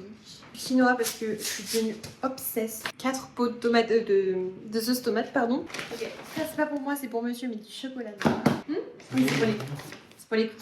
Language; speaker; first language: French; native; French